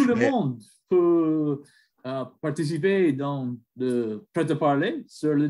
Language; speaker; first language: French; non-native, learner; English